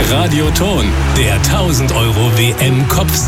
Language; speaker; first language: German; native; German